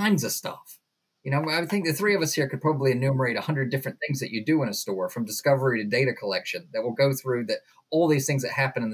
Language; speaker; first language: English; native; English